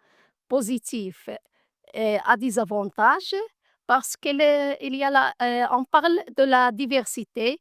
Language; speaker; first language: French; non-native, learner; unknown